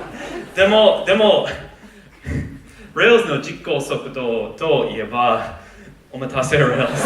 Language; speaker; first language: Japanese; non-native, learner; English